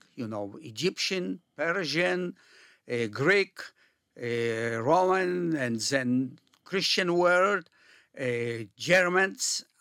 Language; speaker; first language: English; early bilingual, other home language; Polish